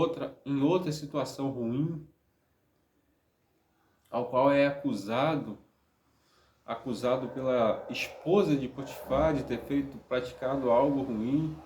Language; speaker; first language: Portuguese; native; Portuguese